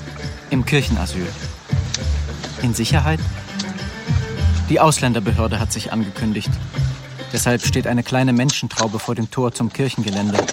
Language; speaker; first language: German; native; German